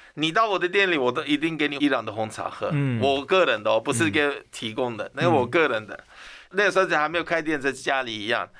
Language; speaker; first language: Chinese; non-native, fluent; Persian